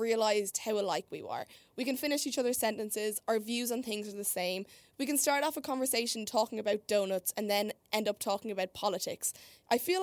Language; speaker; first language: English; native; English